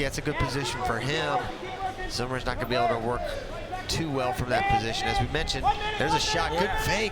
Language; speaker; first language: English; native; English